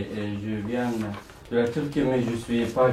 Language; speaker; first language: French; non-native, learner; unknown